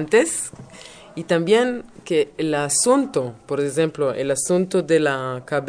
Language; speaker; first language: Spanish; non-native, learner; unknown